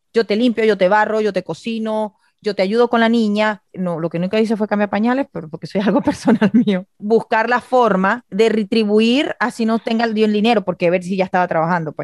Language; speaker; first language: Spanish; native; Spanish